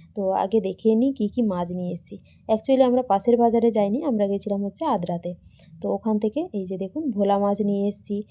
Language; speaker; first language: Bangla; non-native, local second language; Santali